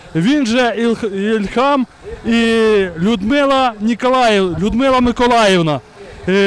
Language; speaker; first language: Ukrainian; native; Ukrainian